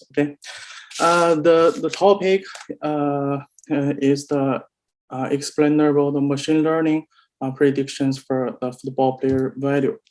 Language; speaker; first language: English; non-native, learner; Chinese